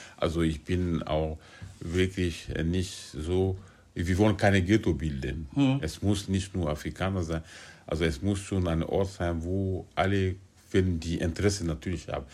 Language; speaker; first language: German; non-native, fluent; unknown